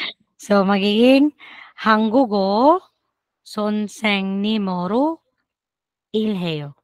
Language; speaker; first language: Korean; non-native, fluent; Filipino